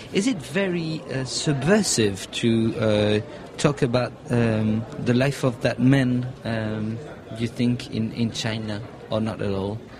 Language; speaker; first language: English; non-native, fluent; French